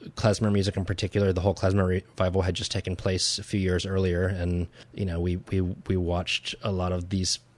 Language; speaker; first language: English; native; English